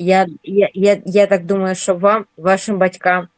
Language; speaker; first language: Ukrainian; non-native, local second language; Russian